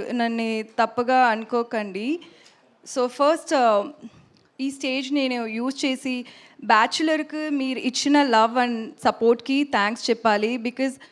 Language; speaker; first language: Telugu; non-native, local second language; Tamil